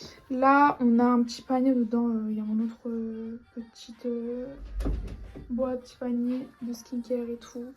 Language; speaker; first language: French; native; French